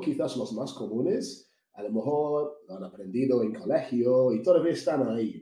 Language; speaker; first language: Spanish; non-native, fluent; English